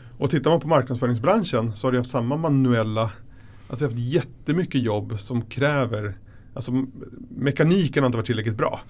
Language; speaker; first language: Swedish; early bilingual, other home language; Spanish